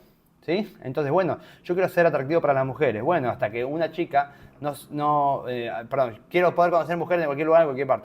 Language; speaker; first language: Spanish; native; Spanish